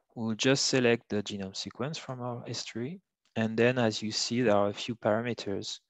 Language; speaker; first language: English; non-native, fluent; French